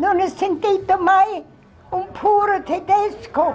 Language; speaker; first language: Italian; non-native, fluent; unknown